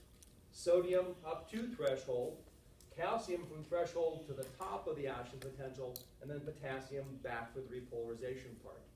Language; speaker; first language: English; native; English